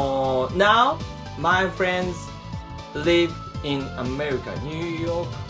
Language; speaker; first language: English; non-native, learner; Japanese